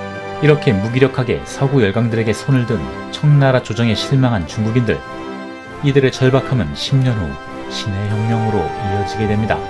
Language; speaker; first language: Korean; native; Korean